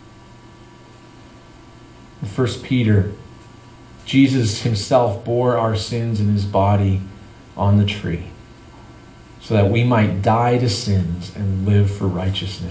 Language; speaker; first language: English; native; English